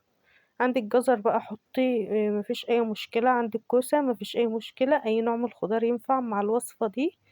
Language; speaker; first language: Arabic; native; Arabic